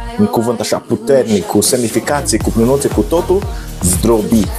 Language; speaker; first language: Romanian; non-native, learner; English